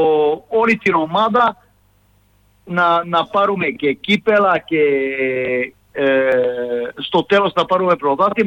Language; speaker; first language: Greek; non-native, fluent; Serbian